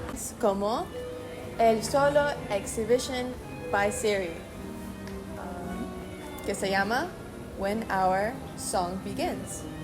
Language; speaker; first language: Spanish; non-native, learner; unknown